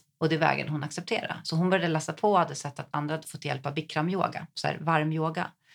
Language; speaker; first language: Swedish; native; Swedish